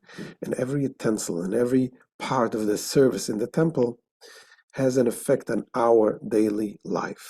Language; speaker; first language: English; non-native, fluent; Hebrew